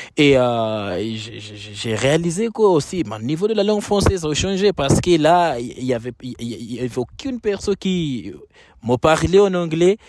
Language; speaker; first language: French; non-native, fluent; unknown